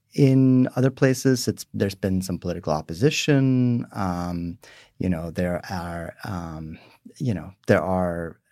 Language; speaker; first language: English; early bilingual, other home language; Swedish